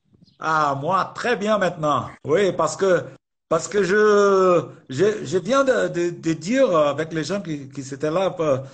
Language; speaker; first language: French; non-native, fluent; Portuguese